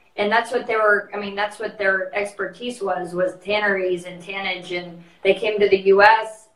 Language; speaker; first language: English; native; English